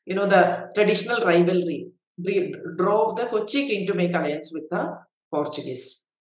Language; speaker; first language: English; non-native, local second language; Malayalam